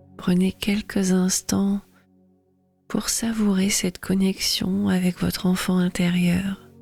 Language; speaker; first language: French; native; French